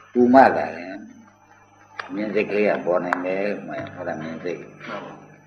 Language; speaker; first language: Burmese; native; Burmese